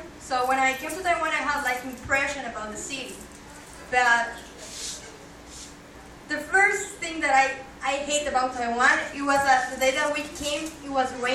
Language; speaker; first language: English; non-native, fluent; Spanish